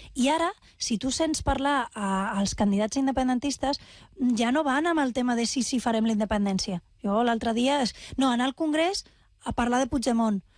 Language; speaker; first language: Catalan; non-native, local second language; Spanish